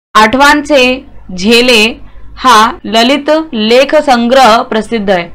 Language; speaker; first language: Hindi; non-native, local second language; Marathi